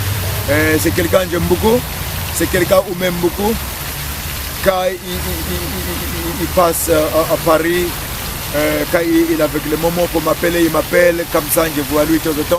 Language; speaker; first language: French; non-native, learner; English